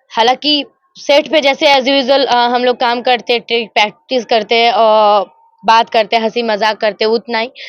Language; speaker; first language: Hindi; non-native, local second language; Bangla